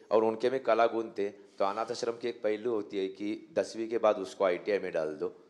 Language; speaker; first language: Hindi; non-native, local second language; Marathi